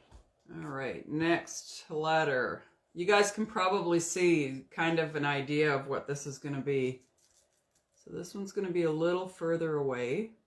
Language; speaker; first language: English; native; English